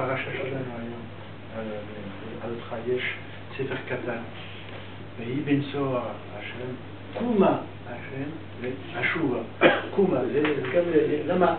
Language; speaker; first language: Hebrew; non-native, fluent; French